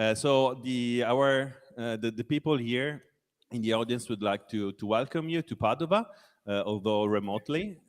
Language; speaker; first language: English; non-native, fluent; Italian